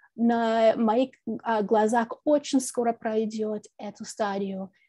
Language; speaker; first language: Russian; non-native, fluent; English